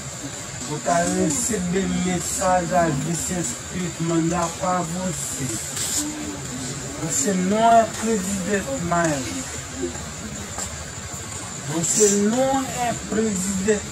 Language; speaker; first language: Portuguese; non-native, learner; Haitian Creole